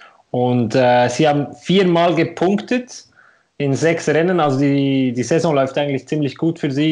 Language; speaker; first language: German; native; German